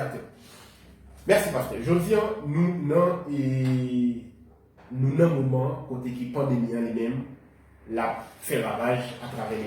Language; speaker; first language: Haitian Creole; native; Haitian Creole